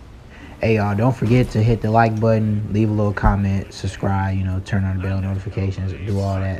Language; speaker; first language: English; native; English